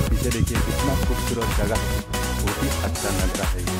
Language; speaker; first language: Hindi; non-native, local second language; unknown